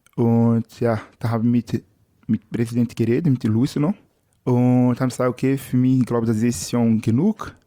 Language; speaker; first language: German; non-native, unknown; Portuguese